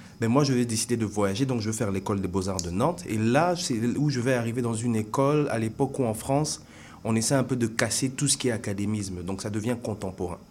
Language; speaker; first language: French; non-native, local second language; Lingala